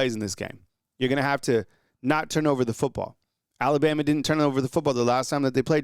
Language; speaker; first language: English; native; English